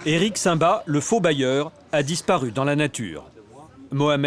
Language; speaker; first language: French; native; French